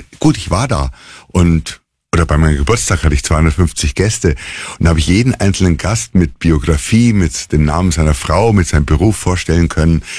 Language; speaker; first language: German; native; German